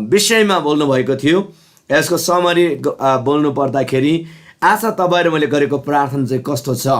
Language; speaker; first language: Nepali; non-native, local second language; Eastern Tamang